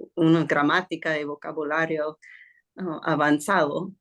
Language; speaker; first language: Spanish; non-native, fluent; English